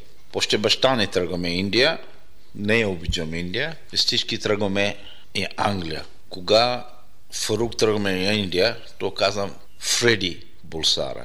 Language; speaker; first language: Bulgarian; non-native, learner; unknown